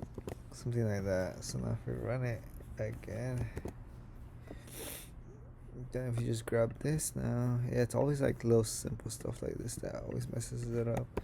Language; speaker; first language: English; native; English